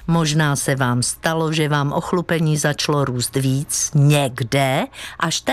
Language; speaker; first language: Czech; native; Czech